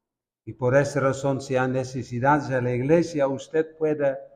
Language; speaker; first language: Spanish; non-native, fluent; Dutch